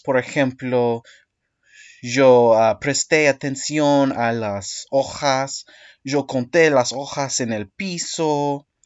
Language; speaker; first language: Spanish; non-native, learner; English